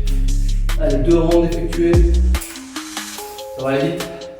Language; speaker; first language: French; native; French